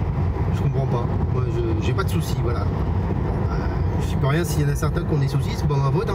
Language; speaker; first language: French; native; French